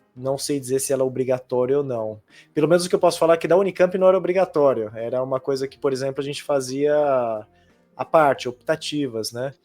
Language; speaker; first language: Portuguese; native; Portuguese